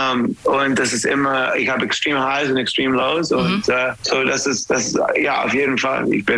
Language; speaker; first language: German; non-native, learner; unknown